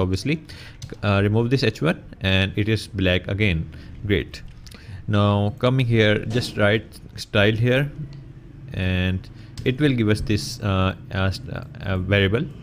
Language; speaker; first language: English; non-native, local second language; Urdu